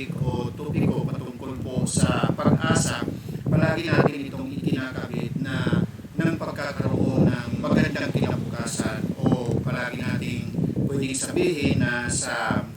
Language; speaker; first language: Filipino; native; Filipino